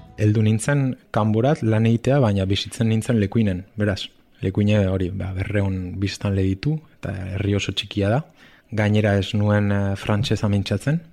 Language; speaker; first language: Basque; non-native, local second language; Spanish